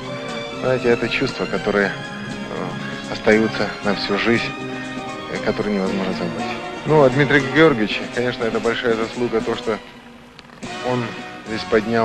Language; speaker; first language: Russian; native; Russian